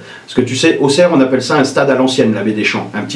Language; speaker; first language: French; native; French